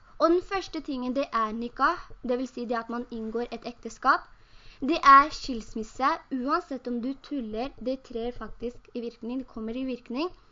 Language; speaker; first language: Norwegian; early bilingual, other home language; Urdu